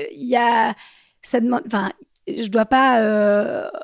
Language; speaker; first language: French; native; French